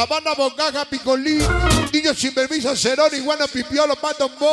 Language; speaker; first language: Spanish; native; Spanish